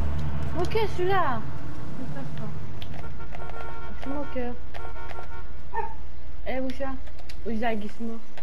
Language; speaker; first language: French; non-native, local second language; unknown